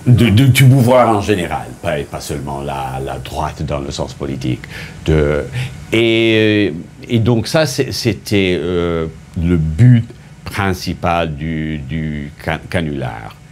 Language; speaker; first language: French; non-native, fluent; English